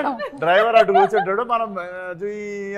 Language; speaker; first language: Telugu; native; Telugu